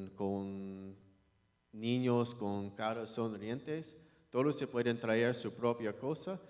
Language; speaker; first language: Spanish; non-native, learner; English